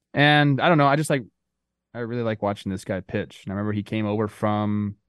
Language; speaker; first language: English; native; English